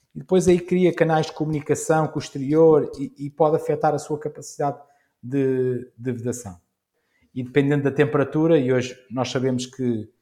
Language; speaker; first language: Portuguese; native; Portuguese